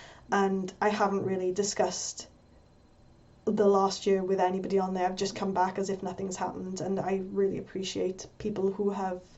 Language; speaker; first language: English; native; English